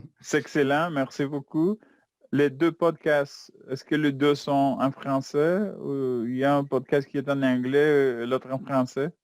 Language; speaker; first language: French; non-native, fluent; Spanish